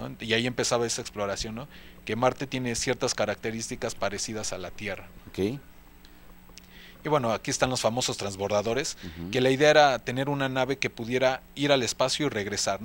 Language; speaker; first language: Spanish; native; Spanish